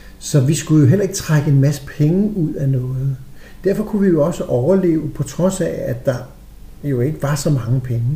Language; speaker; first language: Danish; native; Danish